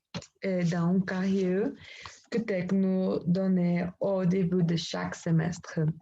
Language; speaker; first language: French; non-native, learner; Spanish